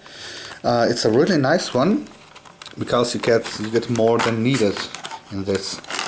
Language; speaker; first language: English; non-native, fluent; German